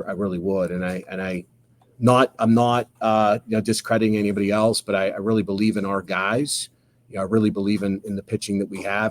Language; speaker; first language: English; native; English